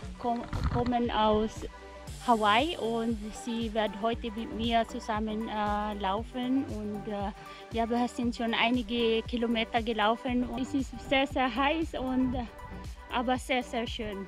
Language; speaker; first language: German; non-native, learner; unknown